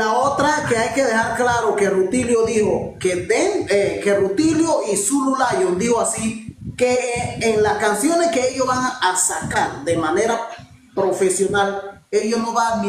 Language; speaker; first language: Spanish; non-native, local second language; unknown